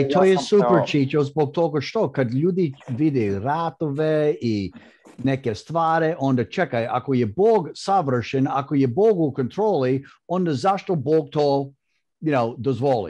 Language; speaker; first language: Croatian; early bilingual, heritage; Croatian